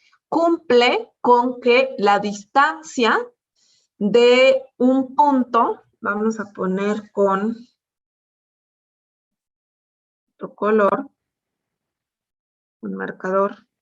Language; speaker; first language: Spanish; native; Spanish